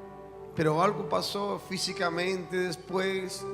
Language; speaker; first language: Spanish; native; Spanish